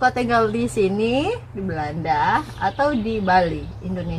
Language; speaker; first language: Indonesian; non-native, local second language; Minangkabau